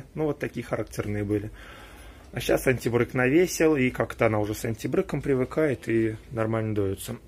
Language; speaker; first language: Russian; native; Russian